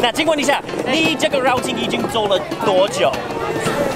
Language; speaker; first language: Chinese; non-native, fluent; English